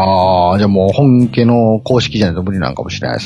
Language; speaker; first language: Japanese; native; Japanese